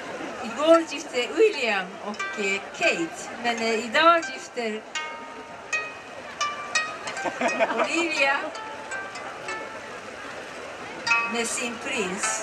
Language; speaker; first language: Swedish; non-native, learner; Japanese